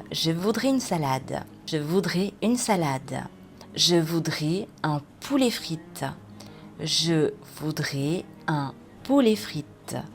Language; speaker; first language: French; non-native, fluent; Spanish